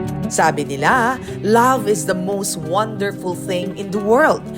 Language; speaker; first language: English; non-native, local second language; Filipino